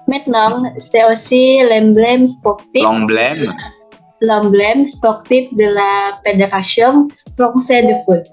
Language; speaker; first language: French; non-native, learner; Indonesian